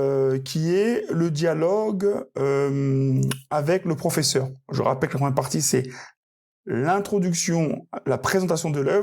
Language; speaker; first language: French; native; French